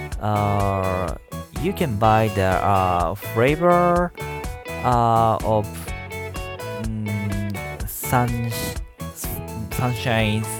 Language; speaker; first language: English; non-native, learner; Japanese